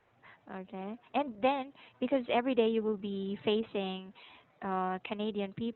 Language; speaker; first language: English; non-native, local second language; Filipino